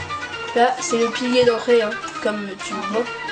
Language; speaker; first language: French; native; French